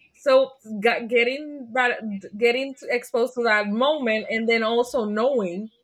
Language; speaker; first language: English; non-native, fluent; Spanish